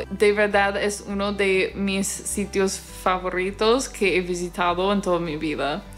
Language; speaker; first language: Spanish; non-native, fluent; English